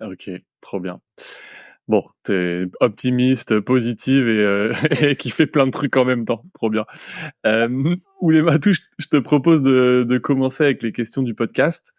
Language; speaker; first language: French; native; French